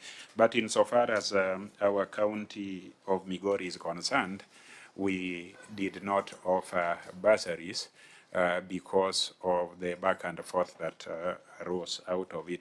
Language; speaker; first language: English; non-native, local second language; Luo (Kenya and Tanzania)